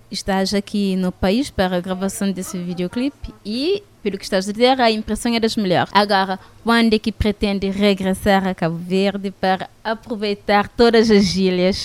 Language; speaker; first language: Portuguese; non-native, local second language; Kabuverdianu